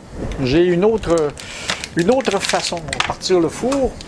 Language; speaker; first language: French; native; French